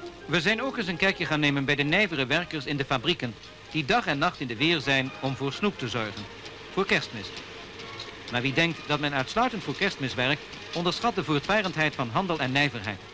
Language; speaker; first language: Dutch; native; Dutch